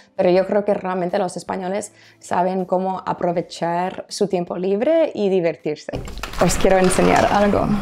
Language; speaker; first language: Spanish; non-native, fluent; English